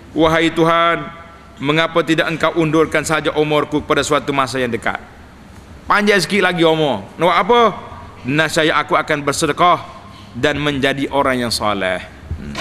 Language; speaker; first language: Malay; native; Malay